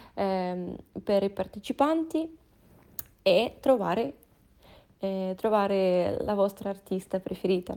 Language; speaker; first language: Italian; non-native, fluent; Russian